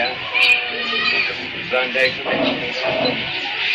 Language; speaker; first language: Indonesian; native; Indonesian